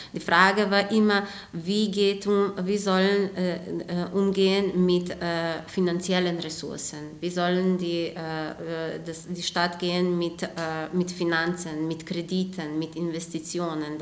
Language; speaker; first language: German; non-native, fluent; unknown